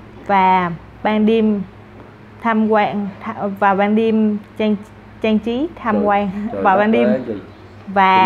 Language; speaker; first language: Vietnamese; non-native, learner; Korean